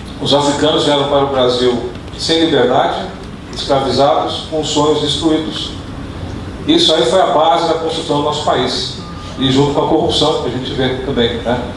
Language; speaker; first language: Portuguese; early bilingual, other home language; Dutch